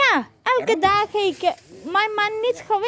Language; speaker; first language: Dutch; non-native, learner; Hindi